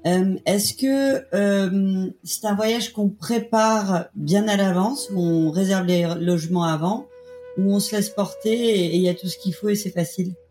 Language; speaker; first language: French; native; French